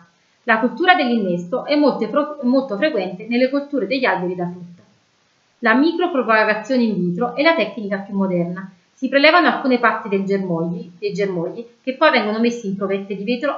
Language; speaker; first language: Italian; native; Italian